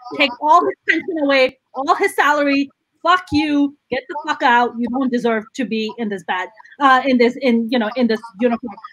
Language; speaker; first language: English; non-native, local second language; Urdu